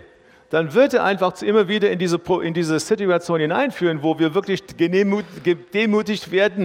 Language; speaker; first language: German; non-native, fluent; English